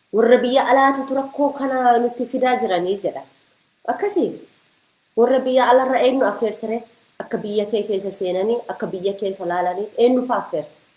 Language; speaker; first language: Oromo; early bilingual, heritage; Oromo